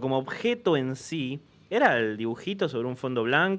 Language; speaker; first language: Spanish; native; Spanish